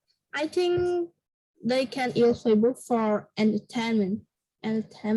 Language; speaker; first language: English; non-native, learner; Vietnamese